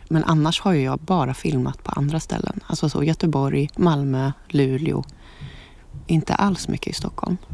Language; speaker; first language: Swedish; native; Swedish